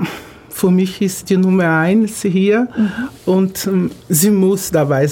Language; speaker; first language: German; non-native, fluent; Portuguese